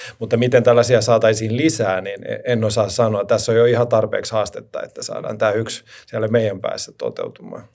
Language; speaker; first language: Finnish; non-native, local second language; Swedish